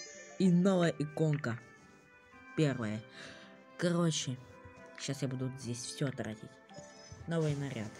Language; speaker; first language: Russian; native; Russian